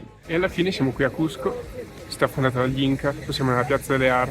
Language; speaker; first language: Italian; native; Italian